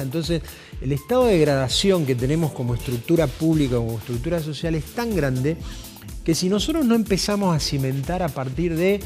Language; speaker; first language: Spanish; native; Spanish